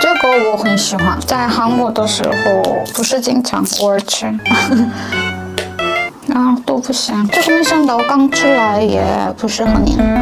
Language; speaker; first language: Chinese; non-native, learner; Korean